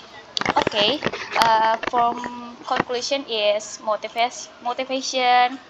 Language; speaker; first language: English; non-native, learner; Indonesian